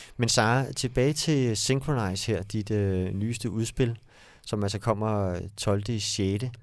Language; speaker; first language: Danish; native; Danish